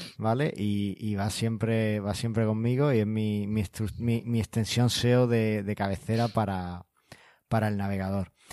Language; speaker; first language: Spanish; native; Spanish